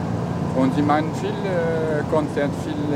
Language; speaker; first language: German; non-native, learner; French